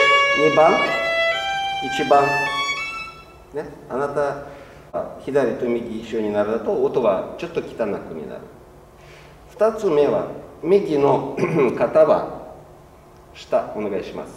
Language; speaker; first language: Japanese; non-native, learner; Russian